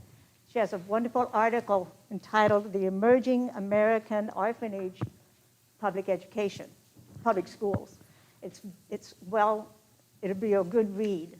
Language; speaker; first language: English; native; English